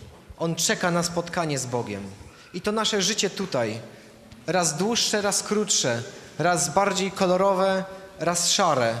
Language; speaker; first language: Polish; native; Polish